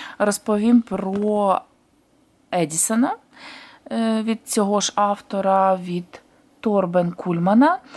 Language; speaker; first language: Ukrainian; native; Ukrainian